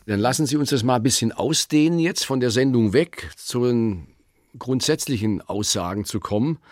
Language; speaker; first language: German; native; German